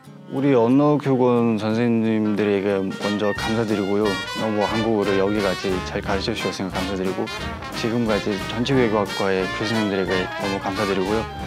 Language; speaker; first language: Korean; non-native, fluent; Mongolian